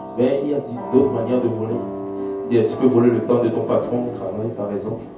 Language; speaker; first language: French; non-native, local second language; Haitian Creole